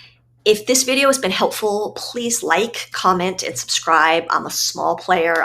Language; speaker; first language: English; native; English